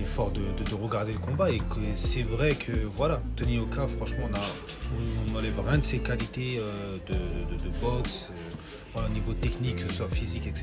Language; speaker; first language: French; native; French